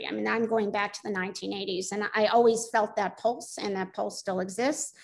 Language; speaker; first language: English; native; English